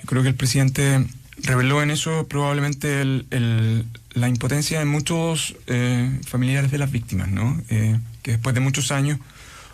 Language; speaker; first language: Spanish; native; Spanish